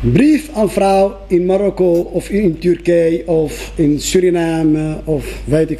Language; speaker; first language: Dutch; non-native, fluent; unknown